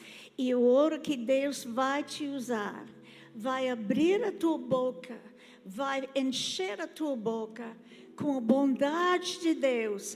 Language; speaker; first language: Portuguese; non-native, fluent; English